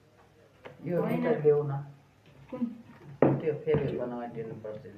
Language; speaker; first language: Nepali; non-native, local second language; Newari